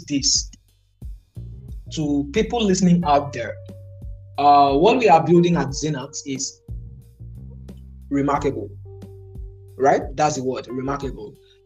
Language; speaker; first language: English; non-native, local second language; Igbo